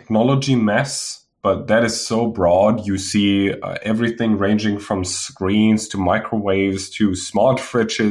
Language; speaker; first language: English; non-native, fluent; German